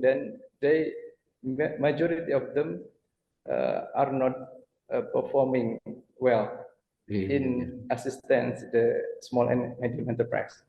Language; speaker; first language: English; non-native, fluent; Banjar